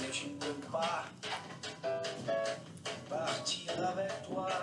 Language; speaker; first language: French; non-native, learner; Portuguese